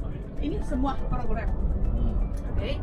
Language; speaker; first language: Indonesian; non-native, fluent; Vietnamese